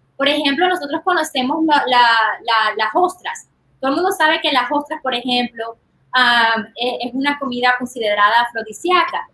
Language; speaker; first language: Spanish; early bilingual, heritage; Spanish